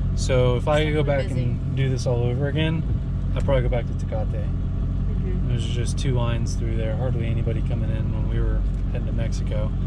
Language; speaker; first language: English; native; English